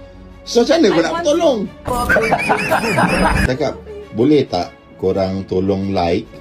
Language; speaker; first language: Malay; native; Malay